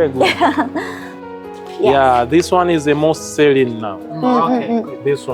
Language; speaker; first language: English; non-native, local second language; Swahili